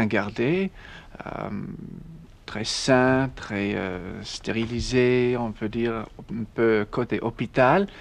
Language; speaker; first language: French; non-native, learner; English